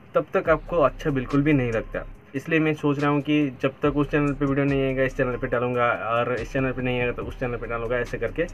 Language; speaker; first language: Hindi; non-native, local second language; Odia